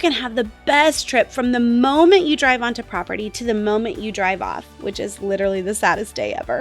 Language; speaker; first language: English; native; English